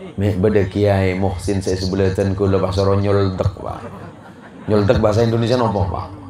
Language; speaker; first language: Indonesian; native; Indonesian